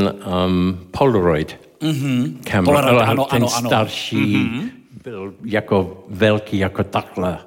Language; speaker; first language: Czech; non-native, learner; English